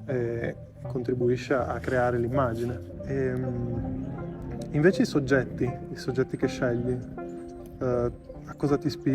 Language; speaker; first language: Italian; native; Italian